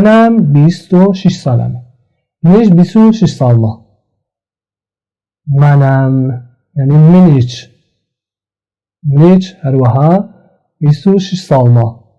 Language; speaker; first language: Persian; non-native, fluent; Central Kurdish